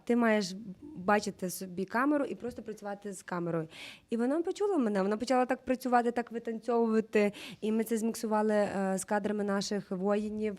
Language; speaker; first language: Ukrainian; native; Ukrainian